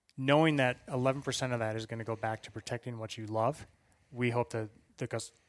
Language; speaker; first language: English; native; English